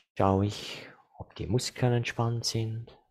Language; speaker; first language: German; non-native, fluent; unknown